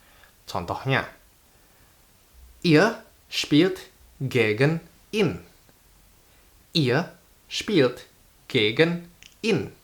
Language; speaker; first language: German; non-native, fluent; Indonesian